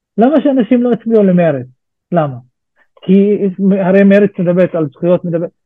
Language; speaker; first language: Hebrew; non-native, local second language; Arabic